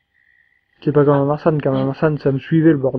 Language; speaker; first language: French; native; French